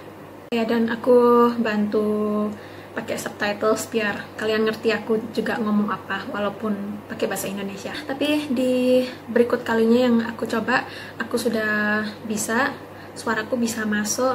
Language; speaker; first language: Indonesian; non-native, fluent; Japanese